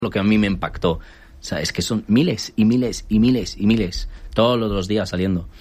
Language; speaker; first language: Spanish; native; Spanish